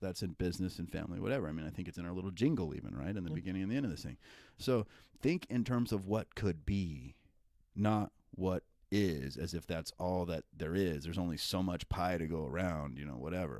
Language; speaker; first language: English; native; English